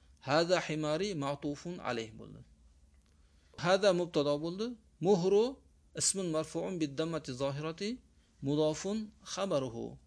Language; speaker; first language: Arabic; non-native, fluent; Uzbek